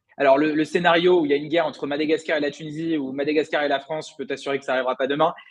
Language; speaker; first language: French; native; French